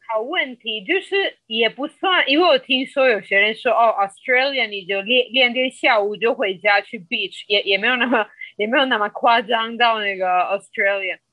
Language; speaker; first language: Chinese; non-native, fluent; Spanish